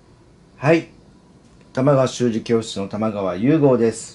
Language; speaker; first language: Japanese; native; Japanese